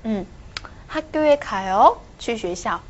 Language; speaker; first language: Korean; non-native, fluent; Chinese